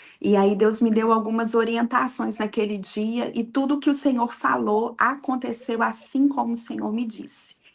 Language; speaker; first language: Portuguese; native; Portuguese